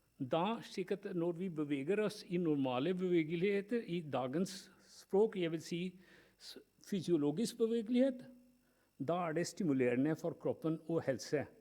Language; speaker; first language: Norwegian; non-native, fluent; Punjabi